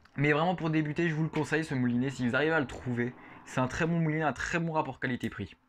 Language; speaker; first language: French; native; French